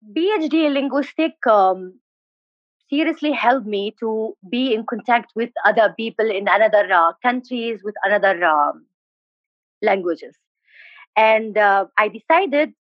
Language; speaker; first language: English; non-native, fluent; Arabic